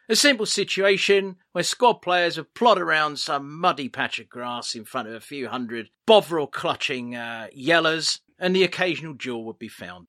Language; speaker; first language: English; native; English